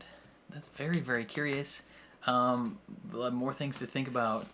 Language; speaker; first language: English; native; English